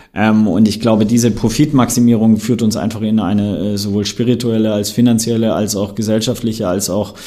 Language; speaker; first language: German; native; German